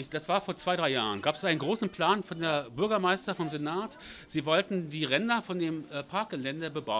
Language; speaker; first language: German; native; German